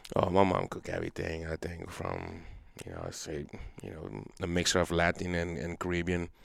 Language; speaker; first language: English; non-native, fluent; Papiamento